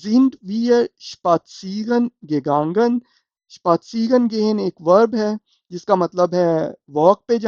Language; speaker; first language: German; non-native, fluent; Urdu